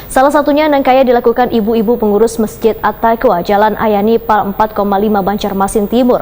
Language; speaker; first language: Indonesian; non-native, local second language; Banjar